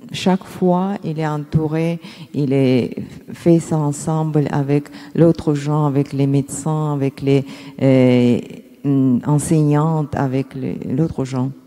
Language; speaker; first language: French; non-native, learner; Russian